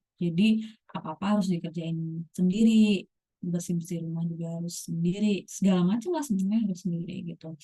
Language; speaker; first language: Indonesian; native; Indonesian